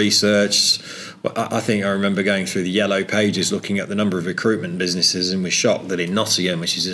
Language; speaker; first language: English; native; English